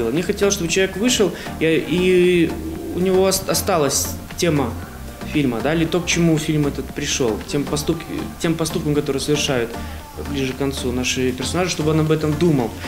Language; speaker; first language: Russian; native; Russian